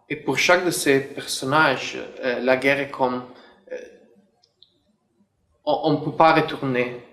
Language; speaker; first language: French; non-native, fluent; Italian